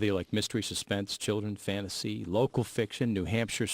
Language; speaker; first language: English; native; English